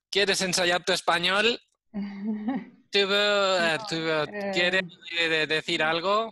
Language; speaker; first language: Spanish; native; Spanish